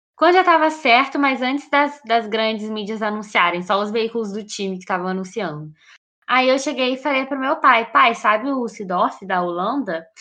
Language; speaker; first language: Portuguese; native; Portuguese